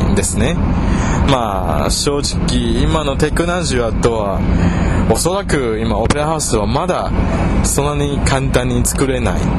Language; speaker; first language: Japanese; non-native, fluent; Chinese